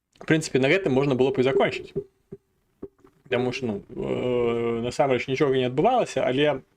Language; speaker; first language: Belarusian; non-native, local second language; Russian